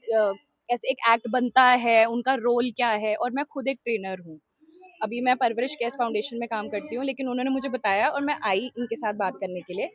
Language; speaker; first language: Hindi; native; Hindi